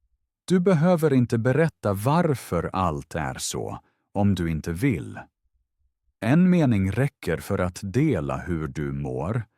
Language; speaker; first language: Swedish; non-native, fluent; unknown